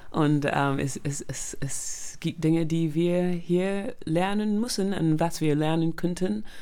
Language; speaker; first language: German; non-native, fluent; English